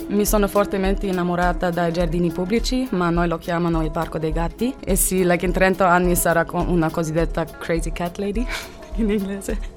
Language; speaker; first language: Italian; non-native, learner; German